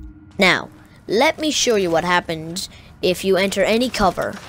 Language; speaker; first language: English; non-native, fluent; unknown